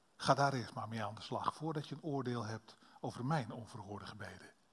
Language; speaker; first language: Dutch; native; Dutch